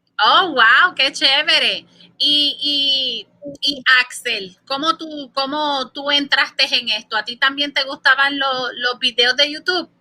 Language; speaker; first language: Spanish; early bilingual, heritage; Spanish